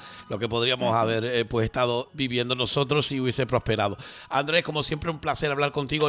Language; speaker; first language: Spanish; native; Spanish